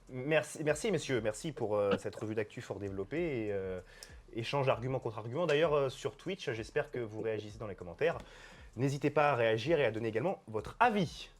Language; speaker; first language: French; native; French